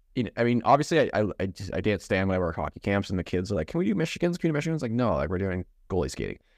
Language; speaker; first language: English; native; English